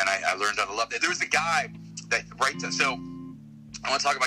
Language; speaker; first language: English; native; English